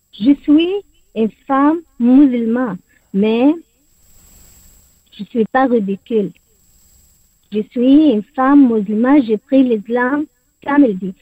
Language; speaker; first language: French; non-native, learner; Arabic